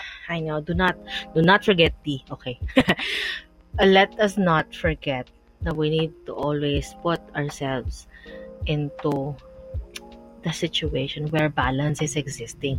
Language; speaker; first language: English; non-native, local second language; Filipino